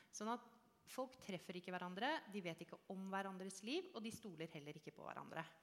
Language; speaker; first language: Norwegian; native; Norwegian